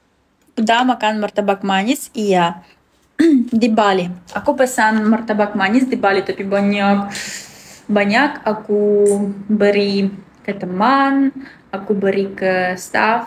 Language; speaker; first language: Indonesian; non-native, learner; Russian